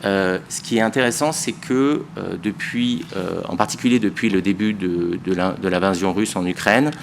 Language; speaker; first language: French; native; French